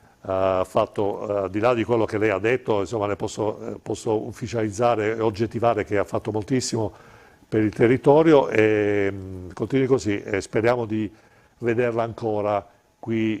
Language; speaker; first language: Italian; native; Italian